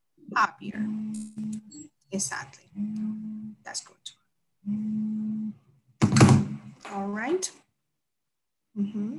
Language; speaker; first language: English; non-native, fluent; Spanish